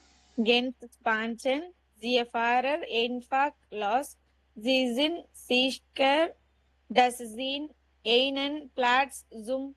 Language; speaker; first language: German; non-native, learner; Tamil